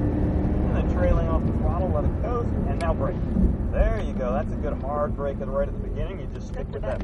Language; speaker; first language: English; native; English